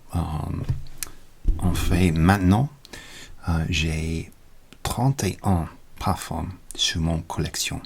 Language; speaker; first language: French; non-native, learner; English